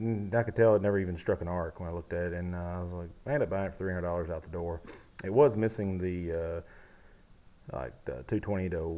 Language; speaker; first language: English; native; English